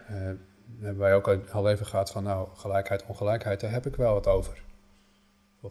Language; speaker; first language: Dutch; native; Dutch